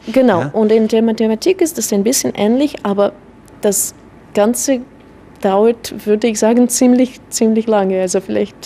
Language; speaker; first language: German; non-native, fluent; Russian